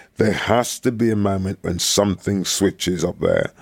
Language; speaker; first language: English; native; English